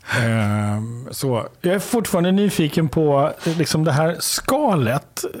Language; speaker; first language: Swedish; native; Swedish